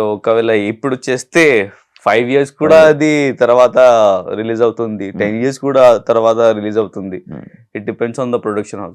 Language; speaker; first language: Telugu; non-native, learner; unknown